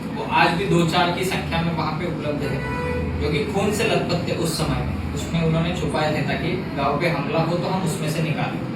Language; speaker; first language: Hindi; non-native, local second language; Marathi